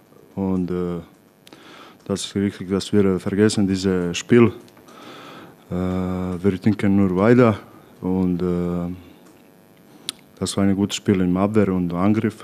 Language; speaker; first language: German; non-native, learner; Croatian